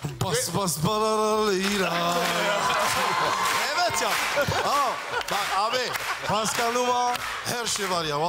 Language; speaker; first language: Turkish; non-native, learner; French